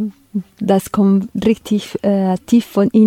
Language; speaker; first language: German; non-native, fluent; Spanish